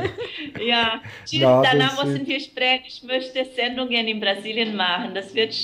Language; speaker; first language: German; non-native, fluent; Portuguese